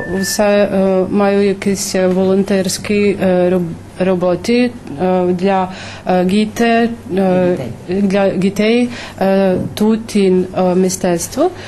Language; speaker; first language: Ukrainian; early bilingual, heritage; Ukrainian